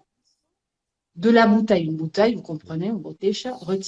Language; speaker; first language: French; native; French